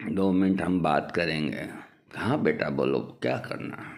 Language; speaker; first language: Hindi; native; Hindi